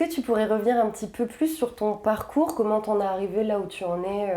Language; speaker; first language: French; native; French